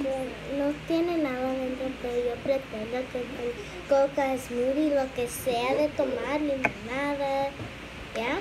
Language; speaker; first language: Spanish; early bilingual, heritage; Spanish